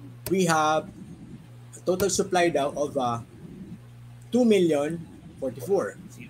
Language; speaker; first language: English; non-native, local second language; Filipino